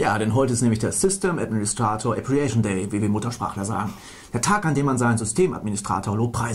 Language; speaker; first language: German; native; German